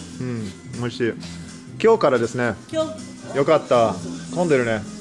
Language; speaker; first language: Japanese; non-native, learner; English